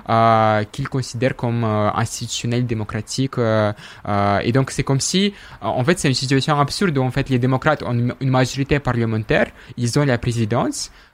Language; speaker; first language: French; non-native, fluent; Russian